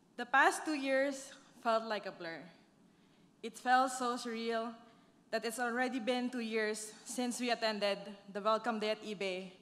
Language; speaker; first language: English; non-native, local second language; Filipino